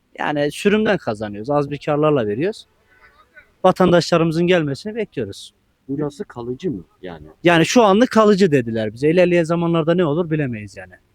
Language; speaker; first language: Turkish; native; Turkish